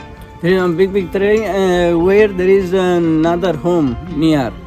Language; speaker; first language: English; non-native, learner; Italian